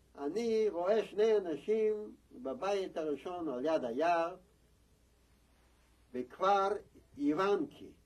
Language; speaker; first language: Hebrew; non-native, fluent; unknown